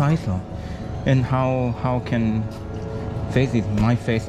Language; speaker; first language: English; non-native, learner; Thai